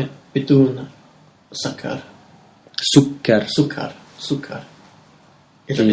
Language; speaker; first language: Arabic; non-native, learner; English